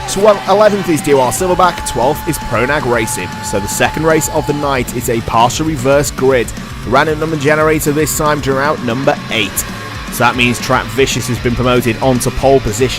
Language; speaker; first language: English; native; English